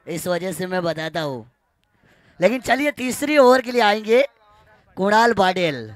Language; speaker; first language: Hindi; non-native, local second language; Marathi